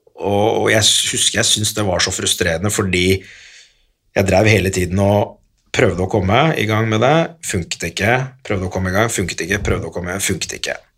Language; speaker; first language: Norwegian; early bilingual, other home language; Arabic